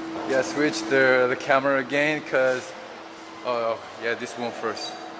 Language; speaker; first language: English; non-native, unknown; Korean